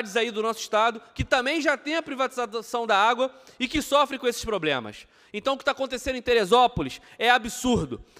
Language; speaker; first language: Portuguese; native; Portuguese